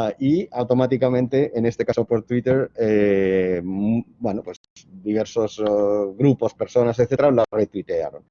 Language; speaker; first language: Spanish; native; Spanish